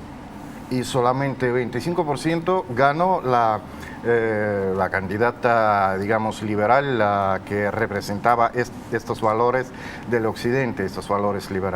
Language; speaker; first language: Spanish; non-native, fluent; Russian